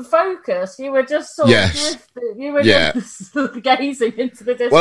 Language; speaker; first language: English; native; English